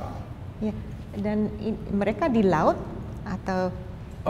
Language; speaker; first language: Indonesian; non-native, fluent; English